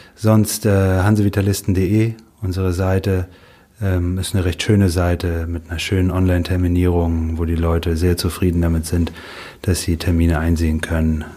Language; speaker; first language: German; early bilingual, other home language; Russian